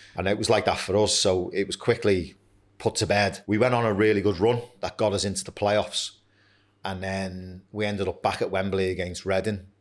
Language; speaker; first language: English; native; English